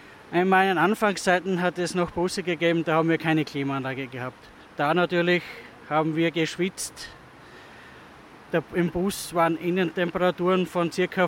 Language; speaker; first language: German; native; German